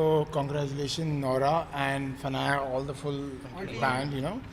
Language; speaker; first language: Hindi; native; Hindi